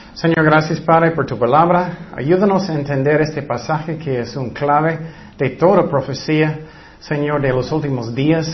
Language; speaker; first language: Spanish; non-native, fluent; English